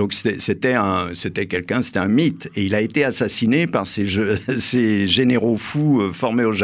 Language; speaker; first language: French; native; French